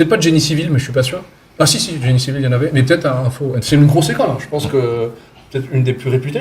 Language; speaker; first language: French; native; French